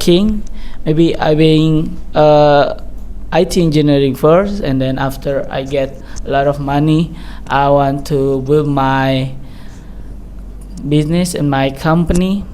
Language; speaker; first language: English; non-native, learner; Indonesian